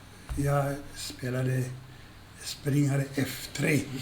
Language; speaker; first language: Swedish; non-native, fluent; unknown